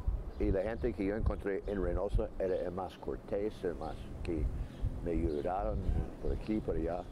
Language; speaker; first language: Spanish; non-native, fluent; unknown